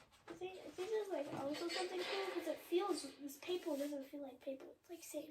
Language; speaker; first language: English; native; English